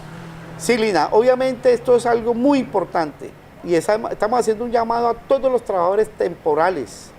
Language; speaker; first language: Spanish; native; Spanish